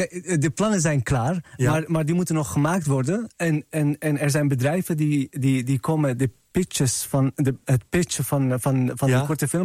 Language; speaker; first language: Dutch; non-native, fluent; Arabic